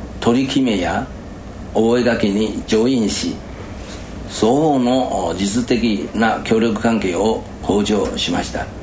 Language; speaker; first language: Japanese; non-native, fluent; Chinese